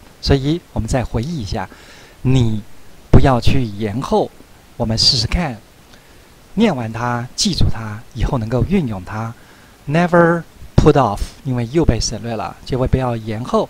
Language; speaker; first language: Chinese; native; Chinese